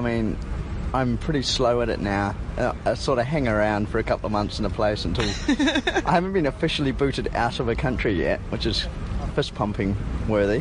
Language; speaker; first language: English; native; English